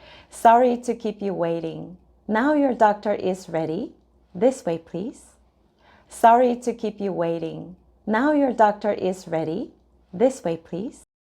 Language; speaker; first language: English; non-native, fluent; Korean